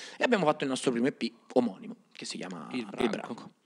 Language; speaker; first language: Italian; native; Italian